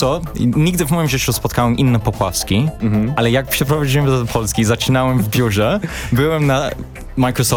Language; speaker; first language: Polish; early bilingual, heritage; English